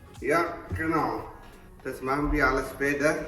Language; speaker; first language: German; non-native, learner; Tamil